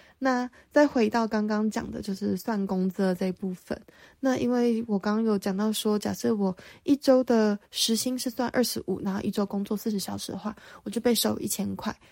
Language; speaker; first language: Chinese; native; Chinese